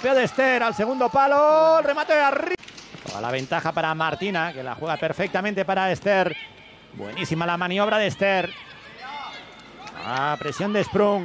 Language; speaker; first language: Spanish; native; Spanish